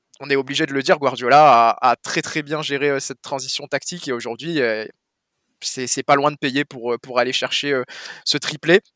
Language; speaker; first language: French; native; French